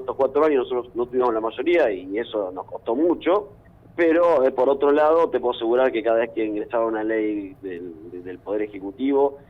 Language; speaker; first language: Spanish; native; Spanish